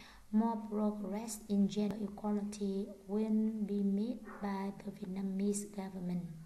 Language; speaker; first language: English; non-native, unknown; Vietnamese